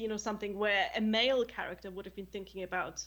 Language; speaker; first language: English; non-native, fluent; German